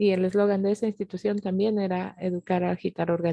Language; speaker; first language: Spanish; native; Spanish